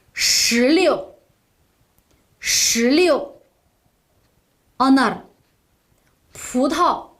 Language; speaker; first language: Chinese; non-native, local second language; Uyghur